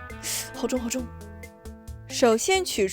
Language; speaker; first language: Chinese; native; Chinese